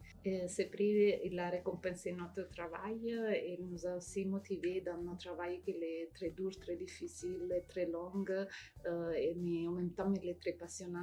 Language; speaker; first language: French; non-native, fluent; Italian